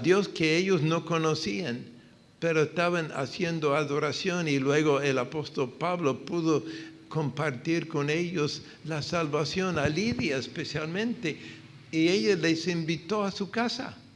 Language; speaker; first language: Spanish; non-native, fluent; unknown